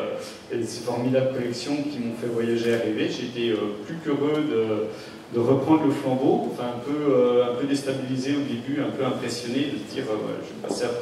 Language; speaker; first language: French; native; French